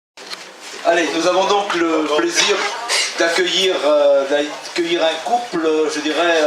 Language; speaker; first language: French; native; French